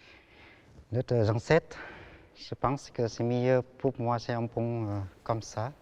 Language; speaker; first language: French; non-native, learner; Vietnamese